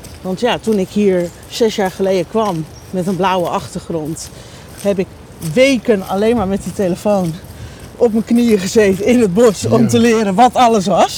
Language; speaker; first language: Dutch; native; Dutch